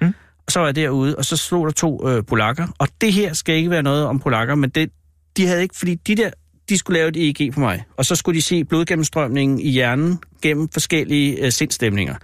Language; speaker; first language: Danish; native; Danish